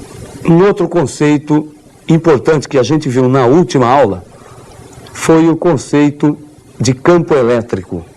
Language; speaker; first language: Portuguese; native; Portuguese